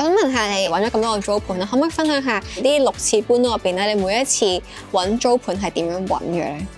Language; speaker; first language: Cantonese; native; Cantonese